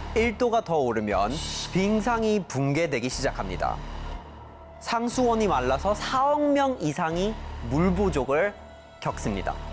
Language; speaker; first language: Korean; non-native, fluent; English